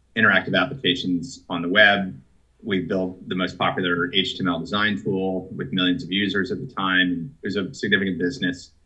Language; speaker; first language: English; native; English